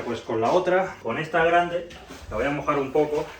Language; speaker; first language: Spanish; native; Spanish